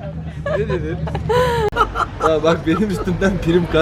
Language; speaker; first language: Turkish; native; Turkish